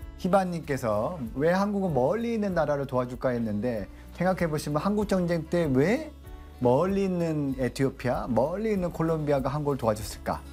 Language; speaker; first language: Korean; native; Korean